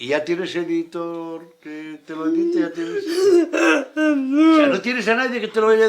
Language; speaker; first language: Spanish; native; Spanish